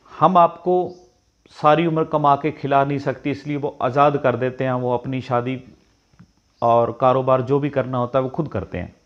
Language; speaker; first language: Hindi; non-native, local second language; Punjabi